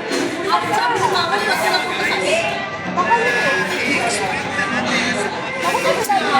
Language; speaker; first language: Filipino; native; Filipino